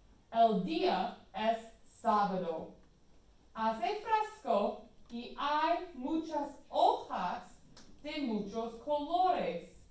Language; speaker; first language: Spanish; non-native, fluent; English